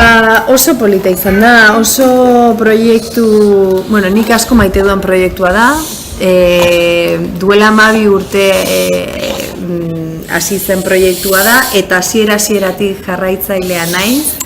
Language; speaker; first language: Basque; non-native, local second language; Spanish